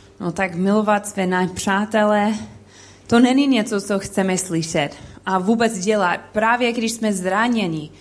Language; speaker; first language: Czech; non-native, learner; English